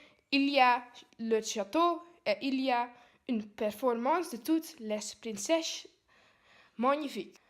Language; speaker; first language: French; non-native, learner; Dutch